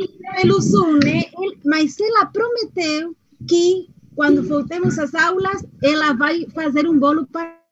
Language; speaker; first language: Portuguese; non-native, fluent; Spanish